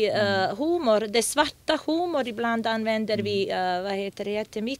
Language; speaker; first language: Swedish; non-native, fluent; Bosnian